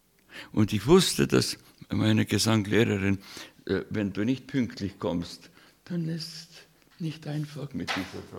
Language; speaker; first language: German; non-native, fluent; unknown